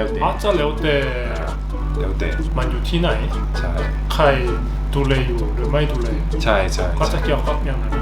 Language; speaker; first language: Thai; non-native, fluent; Korean